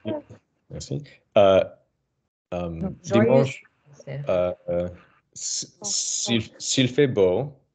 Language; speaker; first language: French; non-native, learner; English